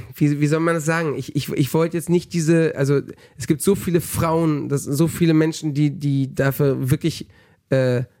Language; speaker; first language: German; early bilingual, heritage; German